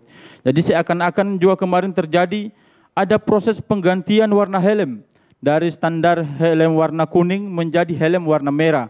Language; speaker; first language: Indonesian; native; Indonesian